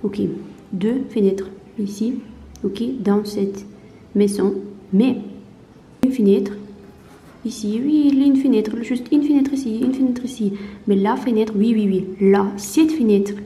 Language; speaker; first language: French; non-native, learner; Norwegian